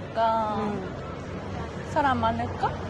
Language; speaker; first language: Korean; non-native, fluent; Japanese